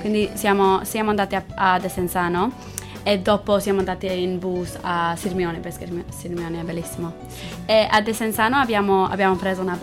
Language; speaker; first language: Italian; non-native, learner; English